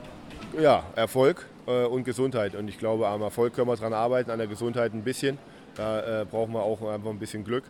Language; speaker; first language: German; native; German